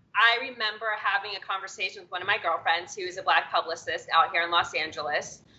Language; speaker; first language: English; native; English